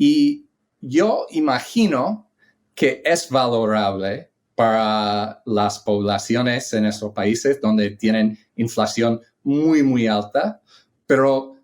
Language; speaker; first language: Spanish; non-native, fluent; English